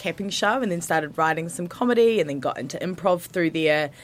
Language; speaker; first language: English; native; English